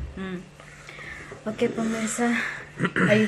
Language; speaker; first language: English; non-native, learner; Indonesian